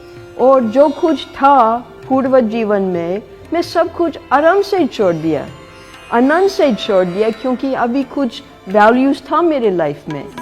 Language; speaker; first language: Hindi; non-native, fluent; English